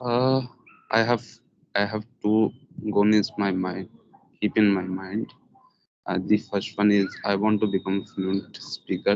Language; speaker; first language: English; non-native, learner; Hindi